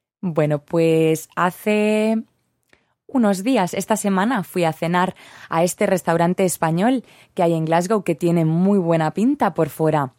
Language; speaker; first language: Spanish; native; Spanish